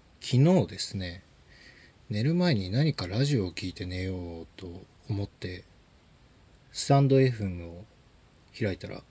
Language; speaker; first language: Japanese; native; Japanese